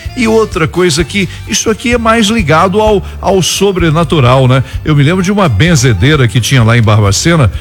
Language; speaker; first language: Portuguese; native; Portuguese